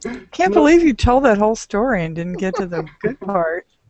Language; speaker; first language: English; native; English